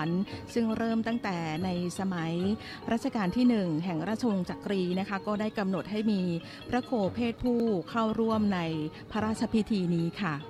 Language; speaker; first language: Thai; native; Thai